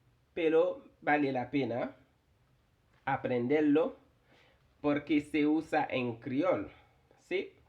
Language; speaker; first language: Spanish; non-native, fluent; Haitian Creole